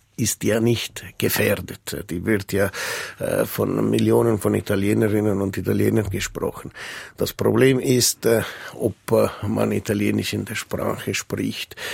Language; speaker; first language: German; non-native, local second language; Italian